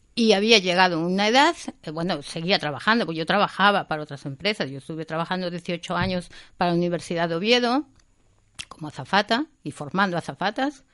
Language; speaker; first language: Spanish; native; Spanish